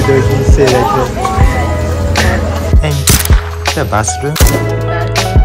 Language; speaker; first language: English; non-native, learner; Japanese